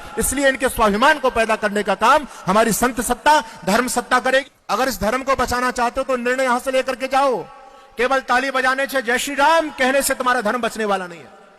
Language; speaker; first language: Hindi; native; Hindi